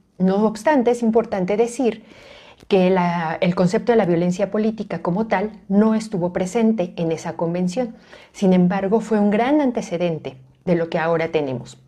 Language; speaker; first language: Spanish; native; Spanish